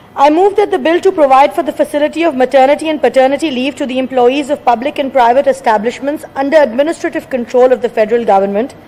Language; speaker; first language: English; non-native, local second language; Urdu